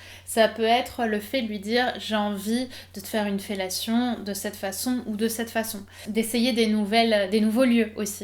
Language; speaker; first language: French; native; French